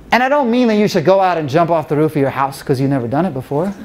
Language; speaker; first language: English; native; English